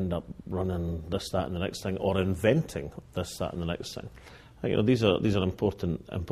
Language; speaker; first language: English; native; English